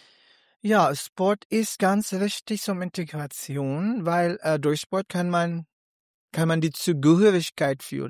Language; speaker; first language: German; non-native, learner; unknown